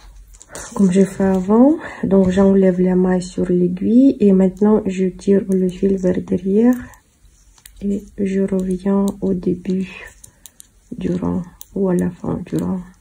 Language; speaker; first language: French; non-native, fluent; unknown